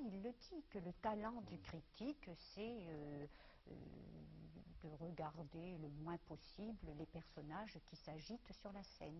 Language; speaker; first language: French; native; French